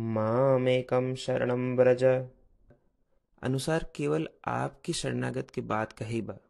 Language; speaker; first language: Hindi; native; Hindi